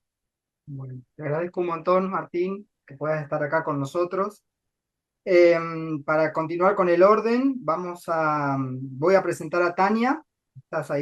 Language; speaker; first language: Spanish; native; Spanish